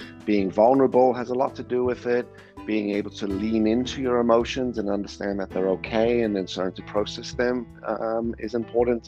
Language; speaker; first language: English; native; English